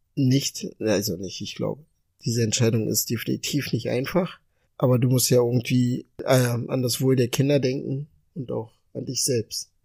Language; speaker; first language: German; early bilingual, other home language; Ga